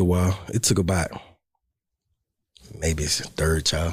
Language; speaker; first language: English; native; English